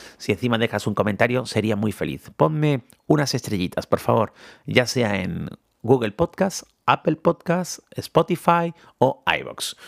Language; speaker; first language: Spanish; native; Spanish